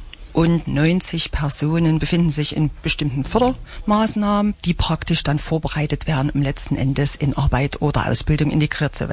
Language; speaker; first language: German; native; German